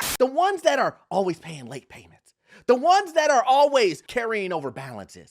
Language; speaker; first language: English; native; English